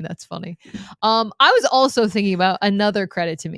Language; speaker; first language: English; native; English